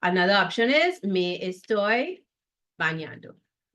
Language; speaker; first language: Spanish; non-native, fluent; English